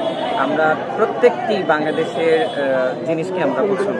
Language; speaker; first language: Bangla; non-native, learner; Urdu